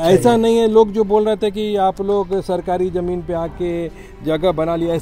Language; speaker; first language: Hindi; native; Hindi